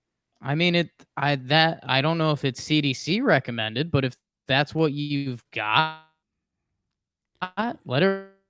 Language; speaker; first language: English; native; English